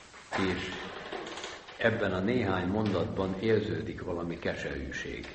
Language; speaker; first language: Hungarian; native; Hungarian